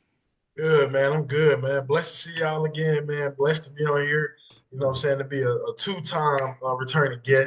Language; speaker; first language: English; native; English